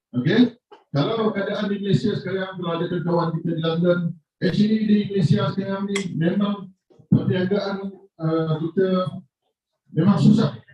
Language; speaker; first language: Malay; native; Malay